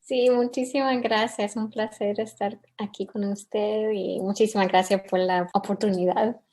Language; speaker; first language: Spanish; early bilingual, heritage; English